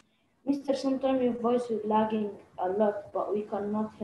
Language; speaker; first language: English; non-native, learner; Arabic